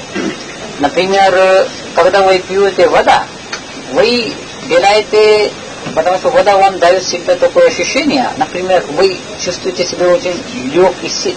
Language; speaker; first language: Russian; non-native, learner; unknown